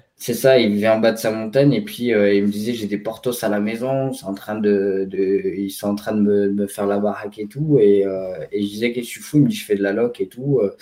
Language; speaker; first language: French; native; French